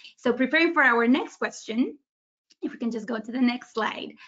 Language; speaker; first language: English; early bilingual, other home language; Spanish